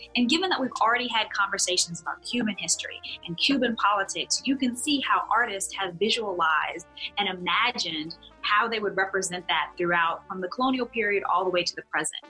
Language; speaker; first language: English; native; English